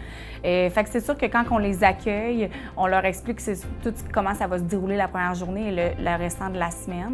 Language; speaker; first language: French; native; French